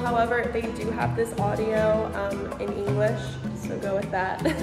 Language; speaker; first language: English; native; English